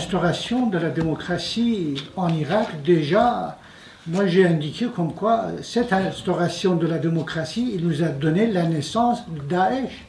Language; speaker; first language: French; non-native, fluent; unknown